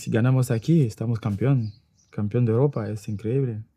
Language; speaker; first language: Spanish; non-native, learner; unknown